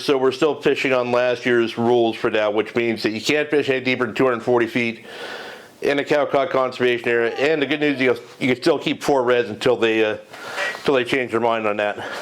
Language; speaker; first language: English; native; English